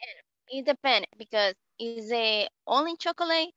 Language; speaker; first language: English; non-native, learner; Spanish